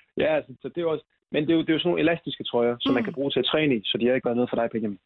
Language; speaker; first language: Danish; early bilingual, other home language; Swahili